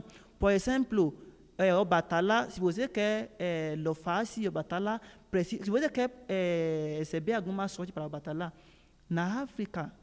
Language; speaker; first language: Portuguese; non-native, learner; Yoruba